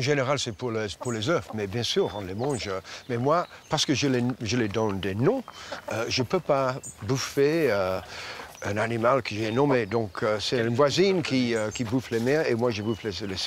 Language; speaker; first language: French; non-native, fluent; English